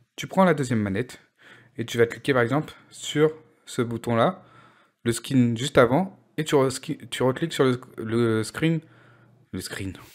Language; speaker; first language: French; native; French